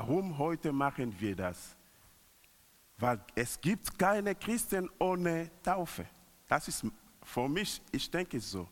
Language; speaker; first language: German; non-native, learner; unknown